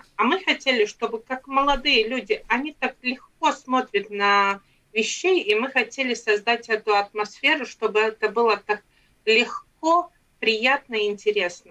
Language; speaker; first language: Russian; non-native, local second language; Latvian